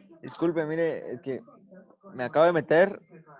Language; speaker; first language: Spanish; native; Spanish